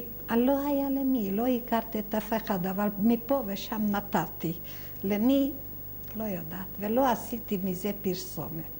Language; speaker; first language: Hebrew; non-native, fluent; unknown